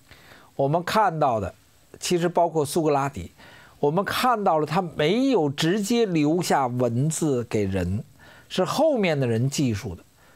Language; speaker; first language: Chinese; native; Chinese